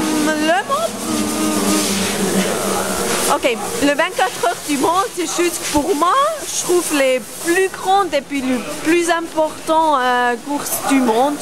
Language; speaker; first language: French; non-native, local second language; German